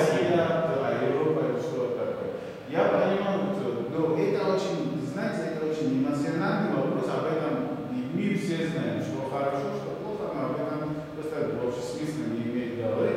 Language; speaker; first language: Russian; non-native, fluent; Georgian